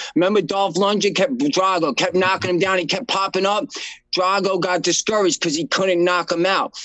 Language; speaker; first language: English; native; English